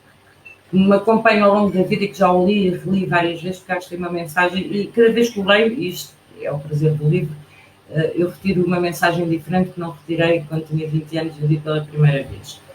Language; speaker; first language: Portuguese; native; Portuguese